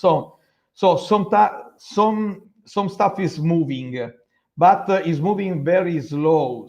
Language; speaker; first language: English; non-native, fluent; Italian